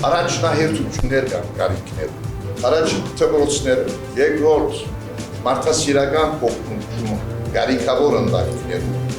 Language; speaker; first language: Armenian; early bilingual, heritage; Armenian